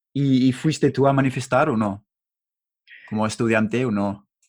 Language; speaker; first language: Spanish; non-native, learner; English